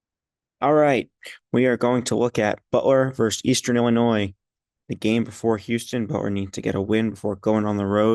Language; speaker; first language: English; native; English